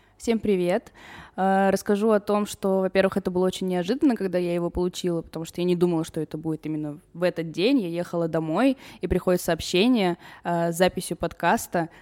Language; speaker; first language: Russian; early bilingual, other home language; Armenian